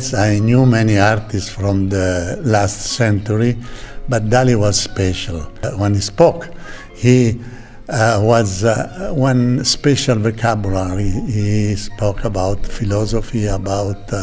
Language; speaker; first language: English; non-native, learner; Italian